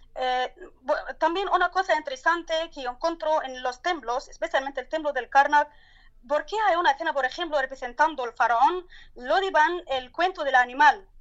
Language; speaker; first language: Spanish; non-native, learner; Arabic